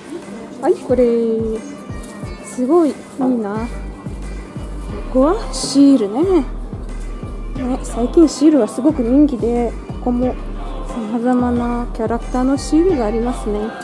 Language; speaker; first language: Japanese; non-native, fluent; Russian